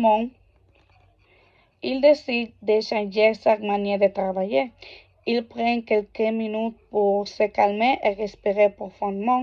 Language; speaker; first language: French; non-native, learner; Spanish